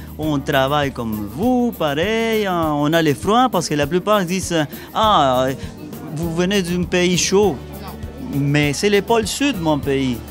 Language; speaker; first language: French; non-native, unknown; Spanish